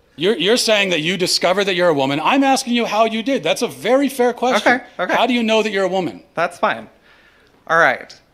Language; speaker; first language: English; native; English